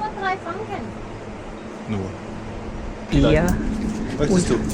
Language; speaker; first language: German; non-native, fluent; Thai